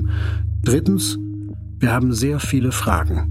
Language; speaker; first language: German; native; German